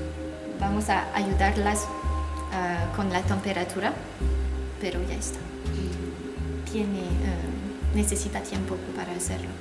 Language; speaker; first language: Spanish; non-native, fluent; French